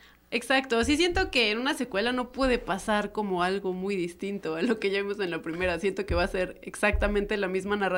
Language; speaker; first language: Spanish; native; Spanish